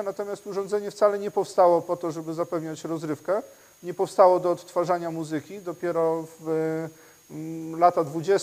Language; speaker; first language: Polish; native; Polish